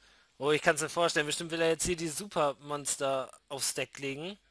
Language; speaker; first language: German; native; German